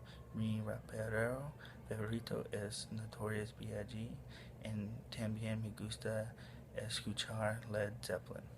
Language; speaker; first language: Spanish; non-native, learner; English